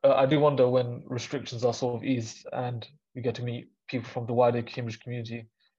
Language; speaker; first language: English; native; English